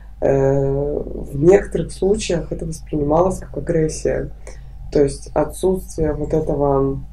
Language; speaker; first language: Russian; native; Russian